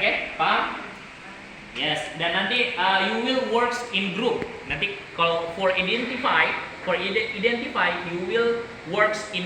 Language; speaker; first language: English; non-native, learner; Indonesian